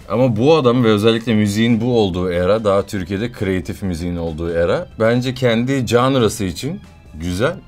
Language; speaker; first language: Turkish; early bilingual, other home language; English